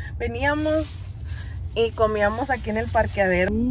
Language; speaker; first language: Spanish; early bilingual, heritage; Spanish